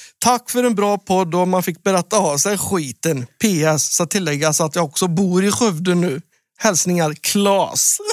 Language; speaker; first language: Swedish; native; Swedish